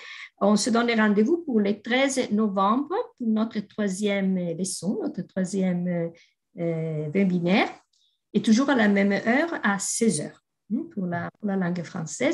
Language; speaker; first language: French; non-native, fluent; Italian